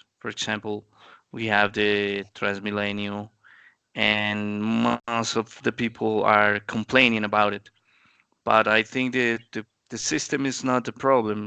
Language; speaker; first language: English; non-native, learner; Spanish